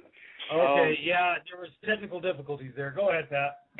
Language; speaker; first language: English; native; English